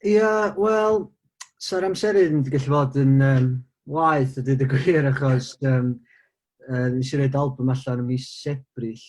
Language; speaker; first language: Welsh; native; Welsh